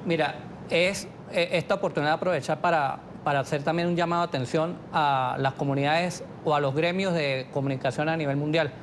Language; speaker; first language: Spanish; native; Spanish